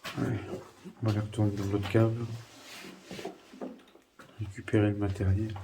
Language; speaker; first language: French; native; French